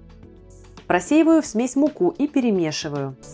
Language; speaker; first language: Russian; native; Russian